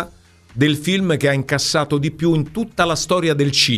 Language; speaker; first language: Italian; native; Italian